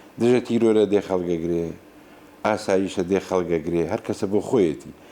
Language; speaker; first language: Central Kurdish; non-native, local second language; Gurani